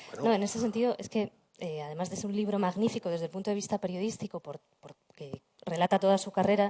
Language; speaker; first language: Spanish; native; Spanish